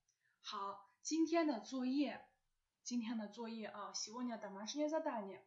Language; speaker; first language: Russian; non-native, learner; Chinese